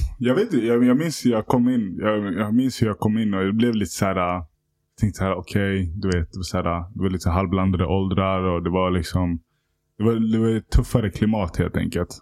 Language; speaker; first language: Swedish; native; Swedish